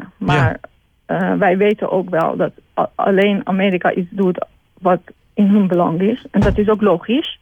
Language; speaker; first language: Dutch; non-native, fluent; Persian